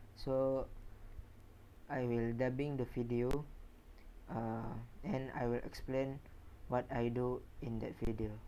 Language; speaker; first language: English; non-native, learner; Indonesian